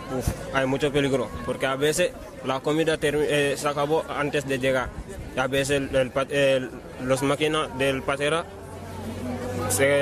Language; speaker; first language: Spanish; non-native, learner; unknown